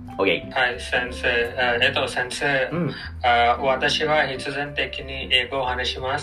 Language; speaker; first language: Japanese; non-native, learner; English